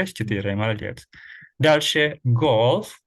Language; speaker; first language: Russian; non-native, fluent; Indonesian